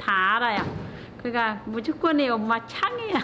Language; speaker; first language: Korean; non-native, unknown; Vietnamese